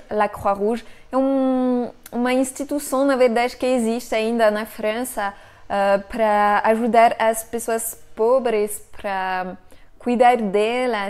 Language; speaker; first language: Portuguese; non-native, fluent; French